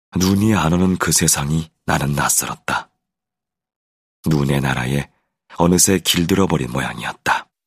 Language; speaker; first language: Korean; native; Korean